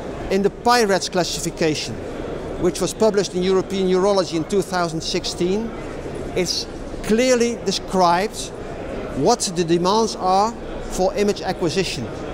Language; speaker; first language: English; non-native, fluent; Dutch